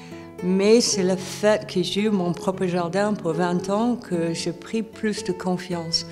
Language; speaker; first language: French; non-native, fluent; English